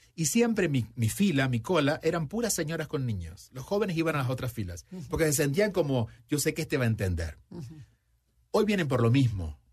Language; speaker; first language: Spanish; native; Spanish